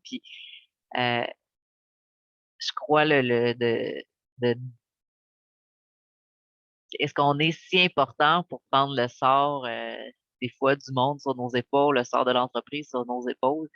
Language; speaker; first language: French; native; French